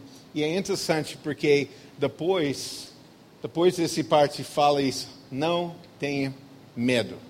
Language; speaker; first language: Portuguese; non-native, fluent; English